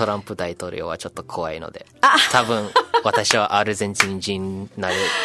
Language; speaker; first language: Japanese; non-native, learner; English